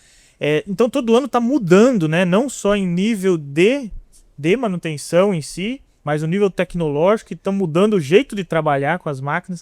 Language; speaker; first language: Portuguese; native; Portuguese